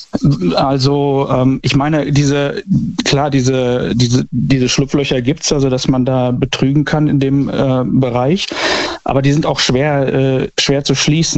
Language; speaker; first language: German; native; German